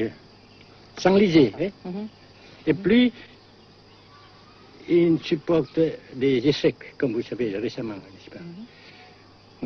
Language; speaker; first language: French; non-native, local second language; Vietnamese